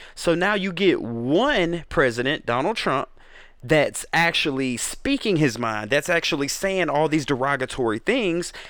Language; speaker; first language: English; native; English